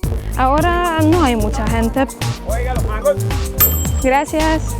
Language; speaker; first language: Spanish; non-native, fluent; Polish